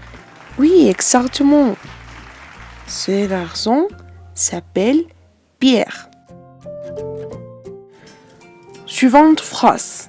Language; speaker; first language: French; non-native, fluent; Spanish